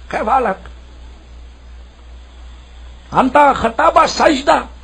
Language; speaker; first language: Arabic; non-native, learner; Urdu